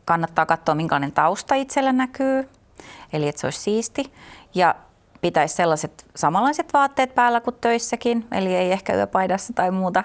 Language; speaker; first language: Finnish; native; Finnish